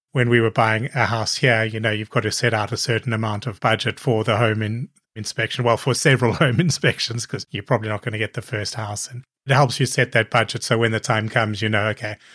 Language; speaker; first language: English; native; English